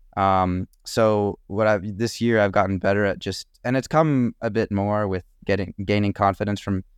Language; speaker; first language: English; native; English